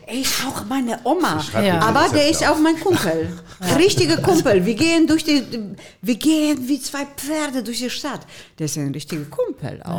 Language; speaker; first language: German; non-native, fluent; Polish